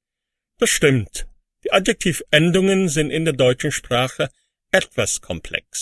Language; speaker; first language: German; non-native, fluent; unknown